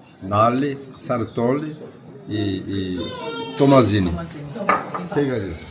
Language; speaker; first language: Korean; early bilingual, heritage; Korean